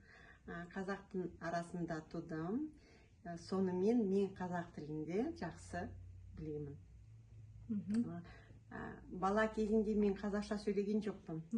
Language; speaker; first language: Kazakh; non-native, local second language; Russian